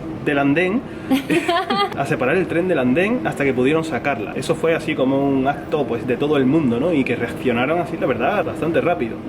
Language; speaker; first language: Spanish; native; Spanish